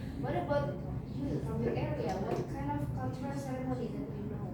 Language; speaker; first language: English; non-native, learner; Indonesian